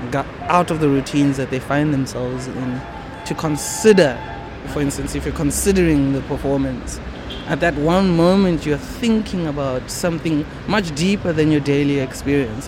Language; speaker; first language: English; non-native, local second language; Tswana